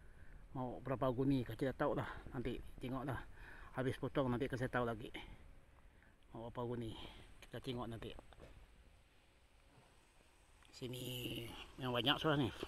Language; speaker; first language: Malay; non-native, local second language; Iban